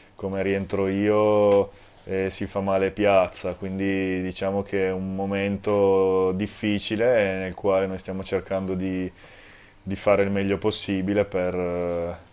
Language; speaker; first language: Italian; native; Italian